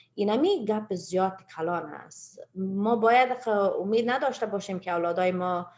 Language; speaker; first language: Persian; early bilingual, heritage; Persian